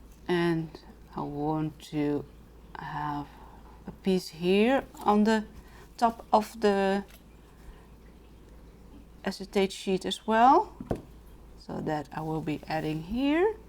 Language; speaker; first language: English; non-native, fluent; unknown